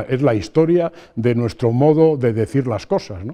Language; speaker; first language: Spanish; native; Spanish